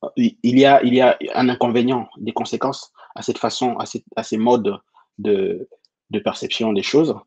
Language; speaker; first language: French; non-native, local second language; Lingala